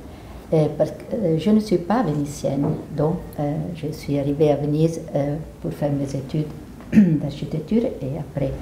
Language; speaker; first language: French; non-native, fluent; Italian